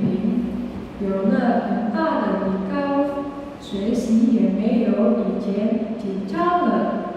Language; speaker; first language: Chinese; non-native, learner; Indonesian